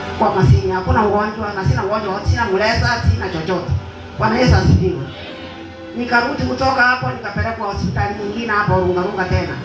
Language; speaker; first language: Swahili; non-native, local second language; Gusii